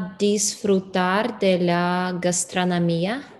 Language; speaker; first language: Spanish; non-native, learner; English